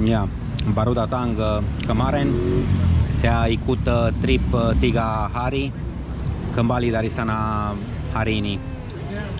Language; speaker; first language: Indonesian; non-native, learner; Romanian